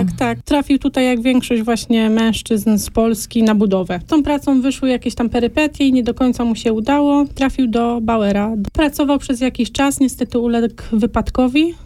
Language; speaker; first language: Polish; native; Polish